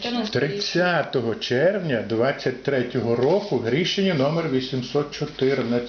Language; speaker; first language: Ukrainian; native; Ukrainian